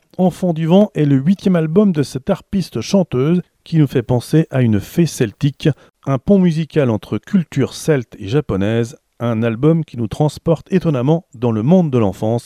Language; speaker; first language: French; native; French